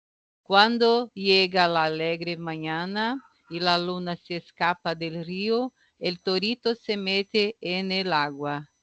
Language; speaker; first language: Spanish; non-native, learner; Portuguese